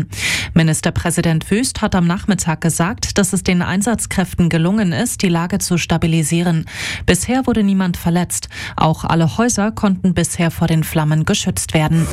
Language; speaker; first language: German; native; German